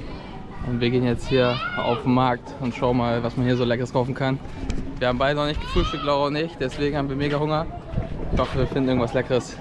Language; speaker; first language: German; native; German